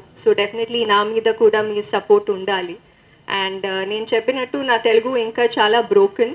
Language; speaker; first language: Telugu; non-native, learner; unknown